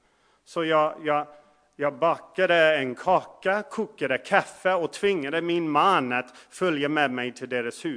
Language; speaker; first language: Swedish; non-native, fluent; English